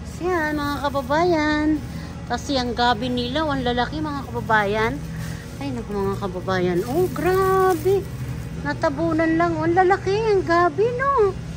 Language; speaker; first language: Filipino; non-native, local second language; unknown